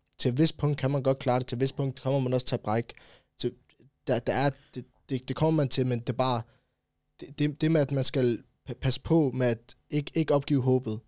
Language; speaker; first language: Danish; early bilingual, other home language; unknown